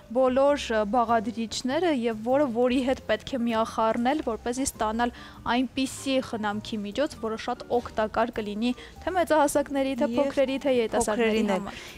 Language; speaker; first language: Armenian; native; Armenian